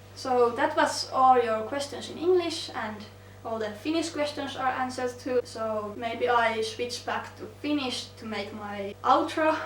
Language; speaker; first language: English; non-native, fluent; Finnish